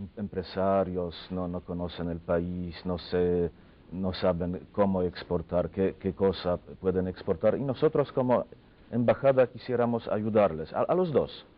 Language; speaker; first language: Spanish; non-native, fluent; Polish